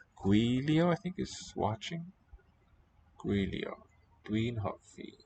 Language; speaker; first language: Welsh; non-native, learner; English